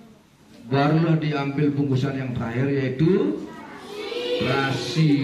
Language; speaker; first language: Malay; non-native, local second language; Balinese